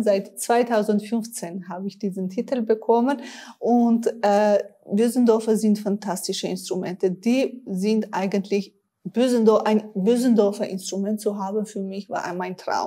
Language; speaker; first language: German; non-native, fluent; Armenian